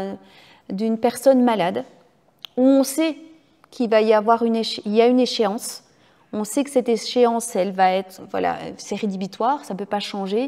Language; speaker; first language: French; native; French